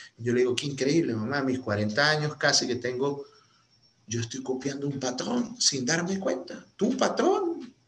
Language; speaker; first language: Spanish; native; Spanish